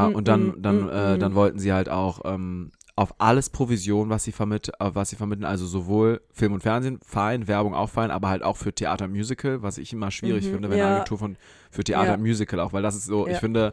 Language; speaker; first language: German; native; German